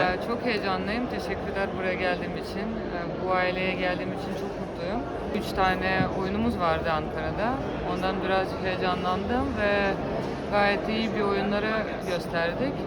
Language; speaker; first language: Turkish; non-native, fluent; Russian